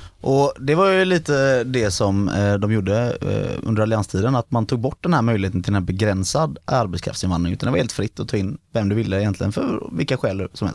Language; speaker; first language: Swedish; native; Swedish